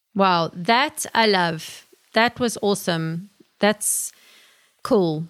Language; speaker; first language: English; native; English